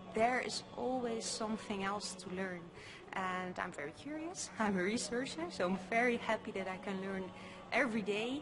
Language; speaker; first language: English; non-native, fluent; Dutch